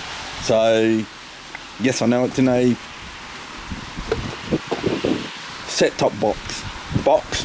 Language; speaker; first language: English; native; English